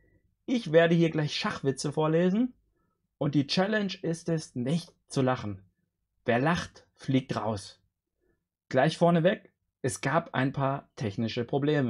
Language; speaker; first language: German; native; German